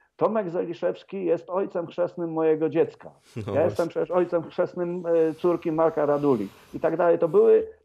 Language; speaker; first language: Polish; native; Polish